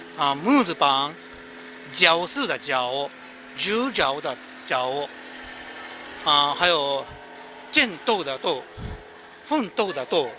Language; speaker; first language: Chinese; non-native, learner; Japanese